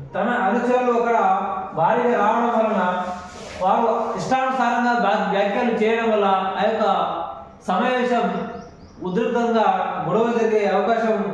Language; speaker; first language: Telugu; non-native, local second language; Lambadi